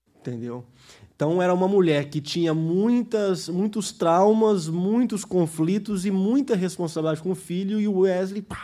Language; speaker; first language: Portuguese; early bilingual, heritage; Portuguese